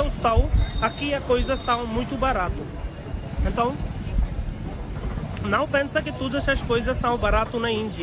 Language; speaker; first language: Portuguese; non-native, learner; Hindi